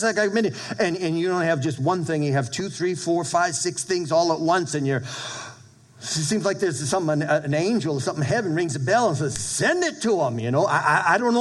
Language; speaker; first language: English; native; English